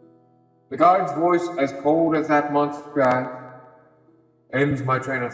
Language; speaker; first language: English; native; English